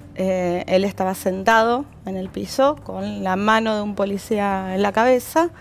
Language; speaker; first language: Spanish; native; Spanish